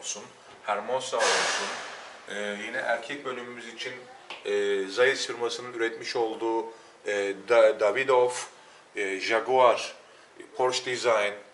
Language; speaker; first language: Turkish; native; Turkish